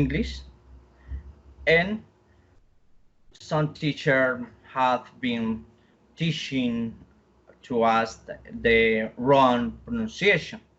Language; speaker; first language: English; non-native, learner; Spanish